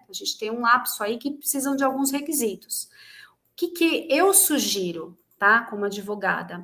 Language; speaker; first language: Portuguese; native; Portuguese